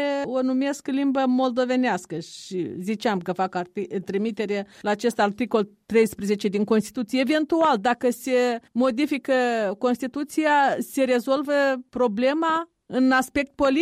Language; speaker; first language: Romanian; native; Romanian